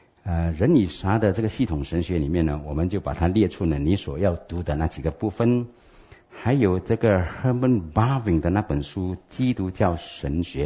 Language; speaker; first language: Chinese; native; Chinese